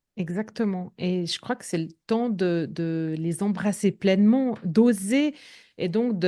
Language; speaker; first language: French; native; French